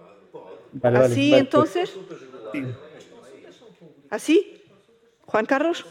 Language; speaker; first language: Spanish; non-native, fluent; Portuguese